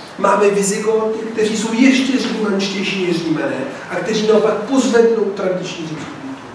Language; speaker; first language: Czech; non-native, fluent; Italian